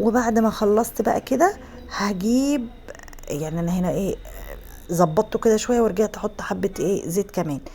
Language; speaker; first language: Arabic; native; Arabic